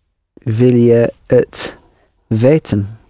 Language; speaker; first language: Dutch; non-native, learner; English